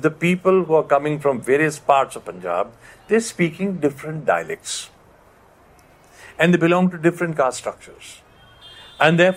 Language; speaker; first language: English; non-native, local second language; Punjabi